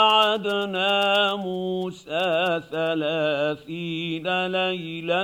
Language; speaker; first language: Arabic; native; Arabic